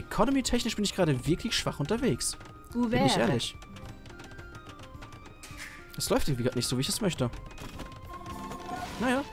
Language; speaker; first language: German; native; German